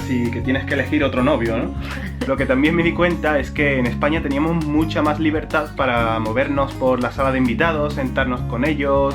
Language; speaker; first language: Spanish; native; Spanish